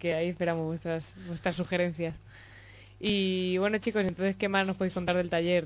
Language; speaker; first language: Spanish; native; Spanish